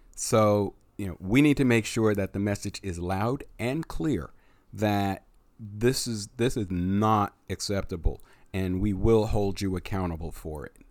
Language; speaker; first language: English; native; English